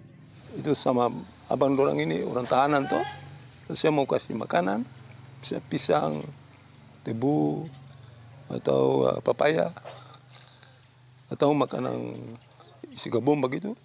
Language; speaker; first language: Indonesian; non-native, local second language; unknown